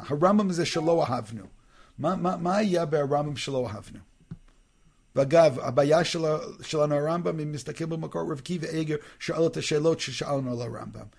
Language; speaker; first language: Hebrew; non-native, fluent; English